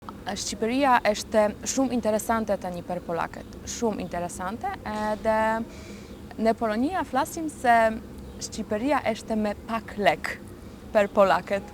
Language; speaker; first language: Albanian; non-native, learner; Polish